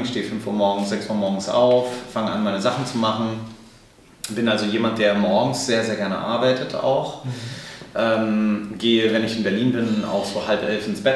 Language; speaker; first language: German; native; German